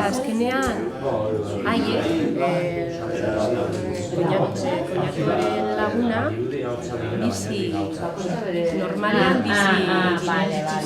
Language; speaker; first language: Basque; non-native, local second language; Spanish